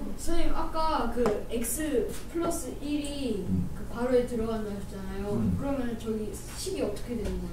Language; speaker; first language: Korean; native; Korean